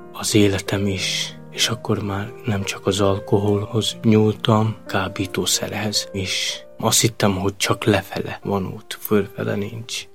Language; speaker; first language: Hungarian; non-native, local second language; Romany